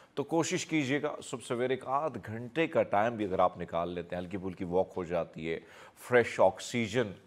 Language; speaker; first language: Urdu; non-native, local second language; Punjabi